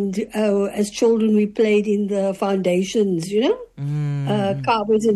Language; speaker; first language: English; native; English